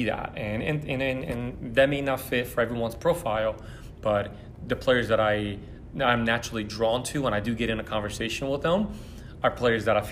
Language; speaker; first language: English; early bilingual, other home language; Portuguese